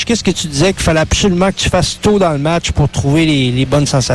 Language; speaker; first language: French; native; French